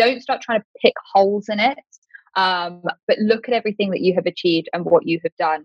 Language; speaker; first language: English; native; English